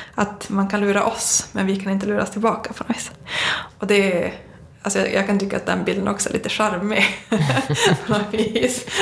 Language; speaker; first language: Swedish; native; Swedish